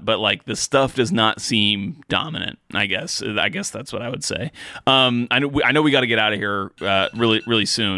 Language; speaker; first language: English; native; English